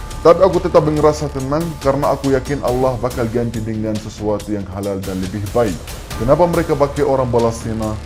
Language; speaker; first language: Indonesian; non-native, fluent; Arabic